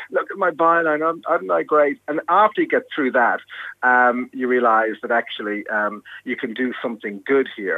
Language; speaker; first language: English; native; English